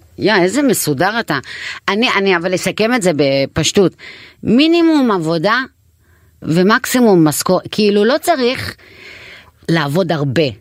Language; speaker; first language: Hebrew; non-native, local second language; Arabic